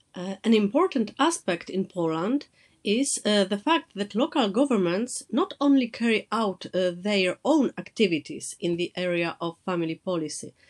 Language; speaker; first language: English; non-native, fluent; Polish